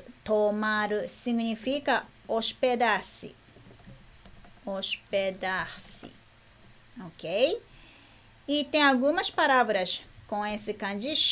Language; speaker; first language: Portuguese; non-native, fluent; Japanese